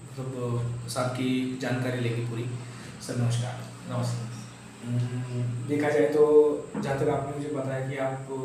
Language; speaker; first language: Hindi; non-native, local second language; Marathi